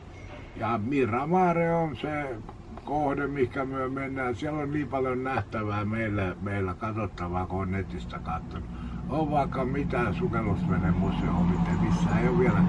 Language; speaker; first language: Finnish; native; Finnish